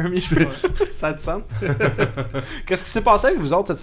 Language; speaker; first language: French; native; French